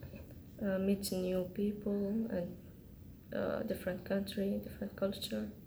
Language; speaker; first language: English; non-native, learner; Arabic